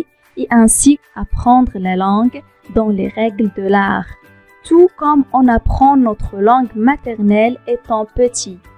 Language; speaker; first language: French; non-native, local second language; Arabic